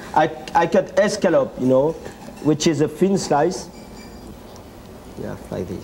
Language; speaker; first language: English; non-native, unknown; French